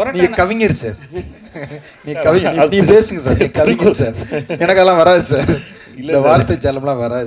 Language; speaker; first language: Tamil; native; Tamil